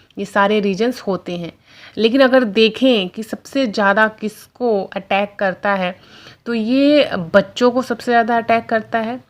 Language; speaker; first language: Hindi; non-native, local second language; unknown